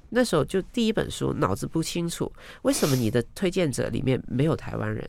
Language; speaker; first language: Chinese; non-native, local second language; Cantonese